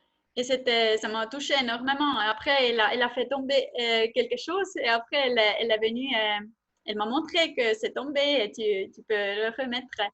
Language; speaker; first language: French; non-native, fluent; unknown